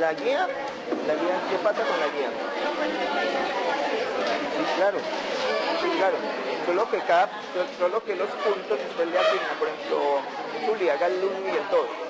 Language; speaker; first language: Spanish; native; Spanish